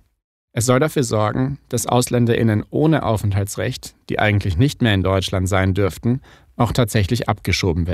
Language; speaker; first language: German; native; German